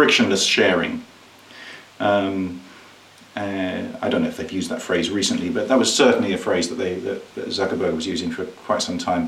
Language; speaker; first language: English; native; English